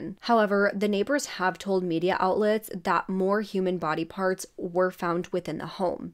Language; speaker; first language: English; native; English